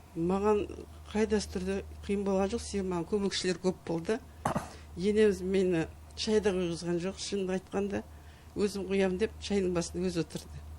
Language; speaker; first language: Kazakh; non-native, local second language; Uyghur